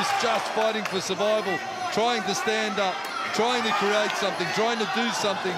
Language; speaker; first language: English; native; English